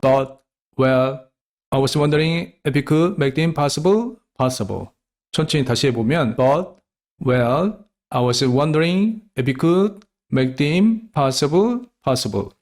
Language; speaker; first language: English; non-native, fluent; Korean